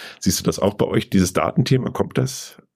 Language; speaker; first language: German; native; German